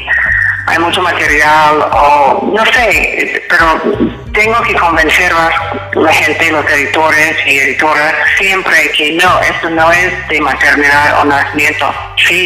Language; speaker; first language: Spanish; non-native, fluent; English